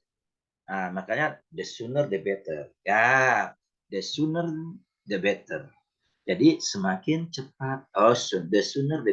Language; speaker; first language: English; non-native, fluent; Indonesian